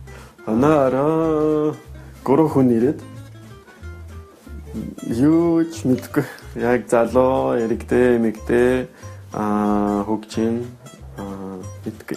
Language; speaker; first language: Mongolian; non-native, learner; French